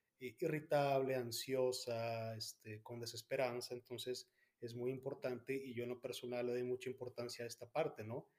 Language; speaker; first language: Spanish; native; Spanish